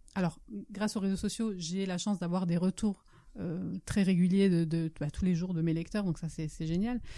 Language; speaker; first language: French; early bilingual, other home language; Italian